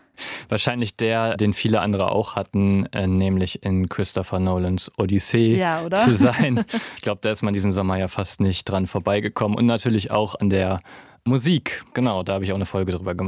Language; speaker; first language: German; native; German